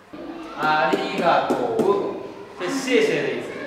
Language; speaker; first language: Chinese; non-native, fluent; Japanese